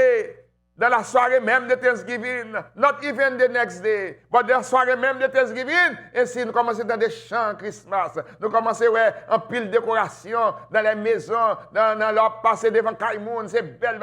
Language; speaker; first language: French; non-native, local second language; Haitian Creole